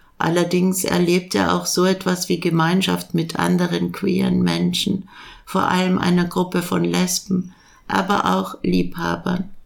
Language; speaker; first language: German; native; German